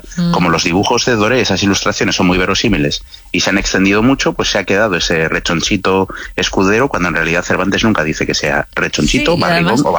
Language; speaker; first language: Spanish; native; Spanish